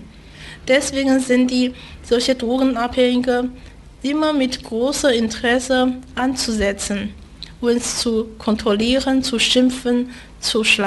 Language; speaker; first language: German; non-native, fluent; Chinese